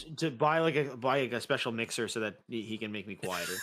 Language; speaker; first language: English; native; English